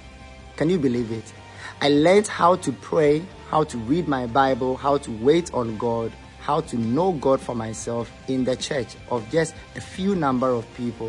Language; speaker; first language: English; non-native, local second language; Ga